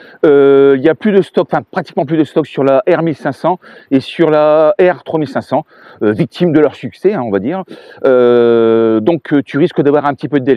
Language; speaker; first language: French; native; French